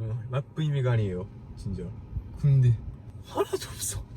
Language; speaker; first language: Korean; non-native, fluent; Japanese